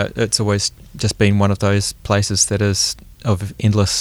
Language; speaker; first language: English; native; English